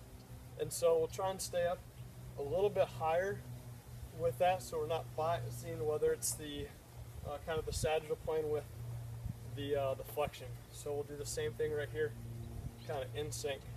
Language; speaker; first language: English; native; English